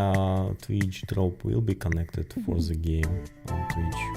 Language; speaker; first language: English; non-native, learner; Ukrainian